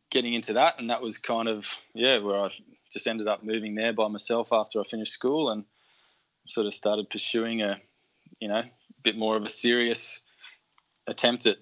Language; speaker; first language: English; native; English